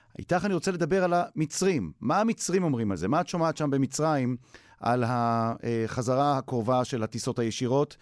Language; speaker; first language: Hebrew; native; Hebrew